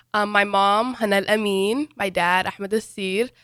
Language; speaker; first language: English; native; English